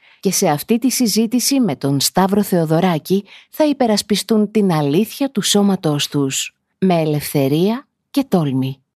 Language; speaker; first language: Greek; native; Greek